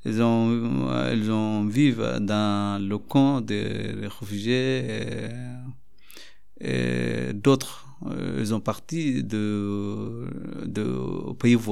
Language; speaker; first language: French; non-native, learner; Arabic